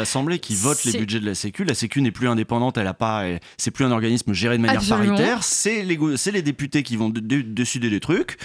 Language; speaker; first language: French; native; French